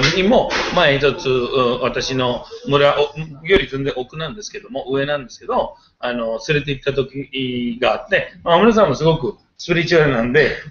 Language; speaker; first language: Japanese; non-native, fluent; Hindi